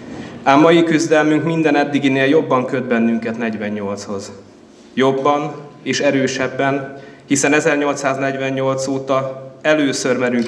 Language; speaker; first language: Hungarian; native; Hungarian